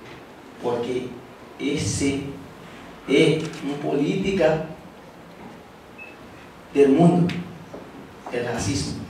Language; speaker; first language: Portuguese; non-native, learner; Haitian Creole